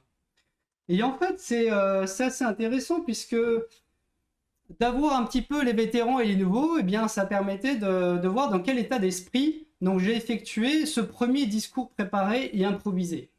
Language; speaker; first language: French; native; French